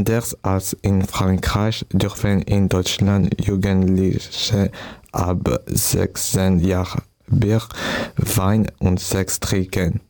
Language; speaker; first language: German; non-native, learner; French